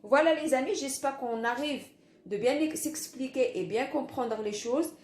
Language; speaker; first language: French; non-native, local second language; Arabic